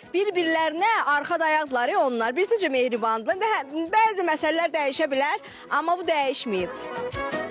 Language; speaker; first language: Azerbaijani; native; Azerbaijani